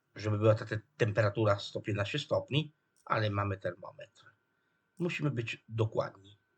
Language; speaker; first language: Polish; non-native, fluent; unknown